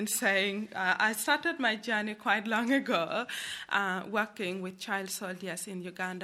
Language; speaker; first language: English; non-native, local second language; Acoli